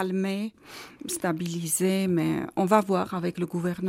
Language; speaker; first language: French; non-native, learner; Armenian